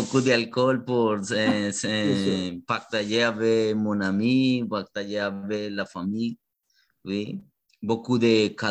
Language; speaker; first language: French; non-native, learner; Spanish